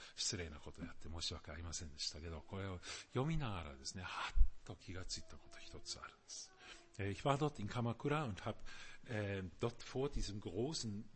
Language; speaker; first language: Japanese; non-native, fluent; German